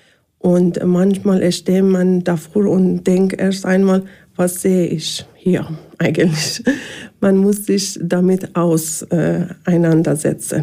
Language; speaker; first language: German; non-native, learner; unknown